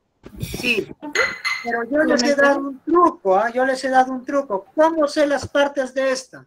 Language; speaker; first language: Spanish; native; Spanish